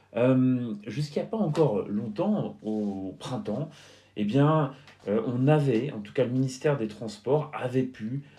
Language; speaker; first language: French; native; French